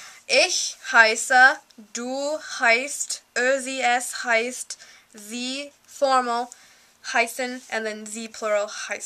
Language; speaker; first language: German; non-native, learner; English